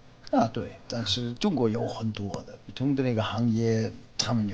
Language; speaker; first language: Chinese; non-native, fluent; German